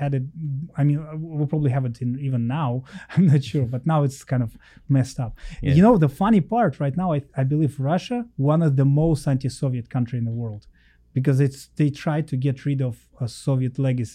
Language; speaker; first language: English; non-native, learner; Russian